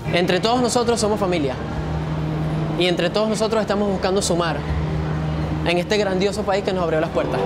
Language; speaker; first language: Spanish; native; Spanish